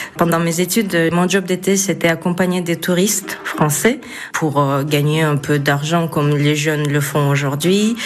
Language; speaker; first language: French; non-native, fluent; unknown